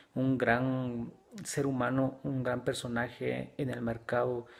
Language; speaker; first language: Spanish; native; Spanish